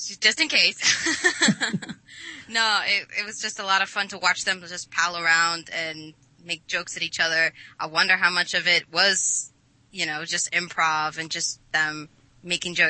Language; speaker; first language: English; native; English